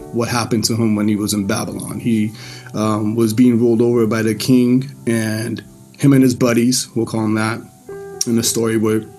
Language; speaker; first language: English; early bilingual, other home language; Persian